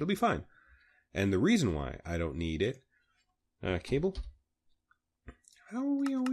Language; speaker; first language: English; native; English